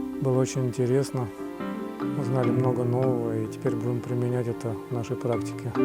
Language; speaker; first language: Russian; native; Russian